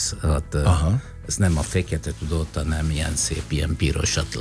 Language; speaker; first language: Hungarian; non-native, fluent; Italian